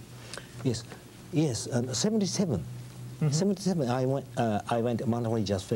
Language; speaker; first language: English; non-native, learner; Japanese